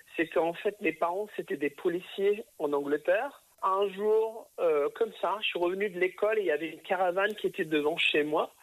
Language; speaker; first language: French; early bilingual, other home language; English